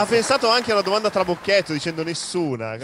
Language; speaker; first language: Italian; native; Italian